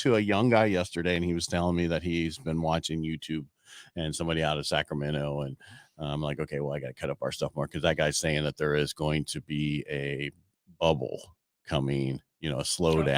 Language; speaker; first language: English; native; English